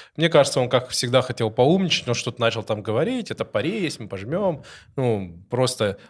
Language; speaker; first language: Russian; non-native, local second language; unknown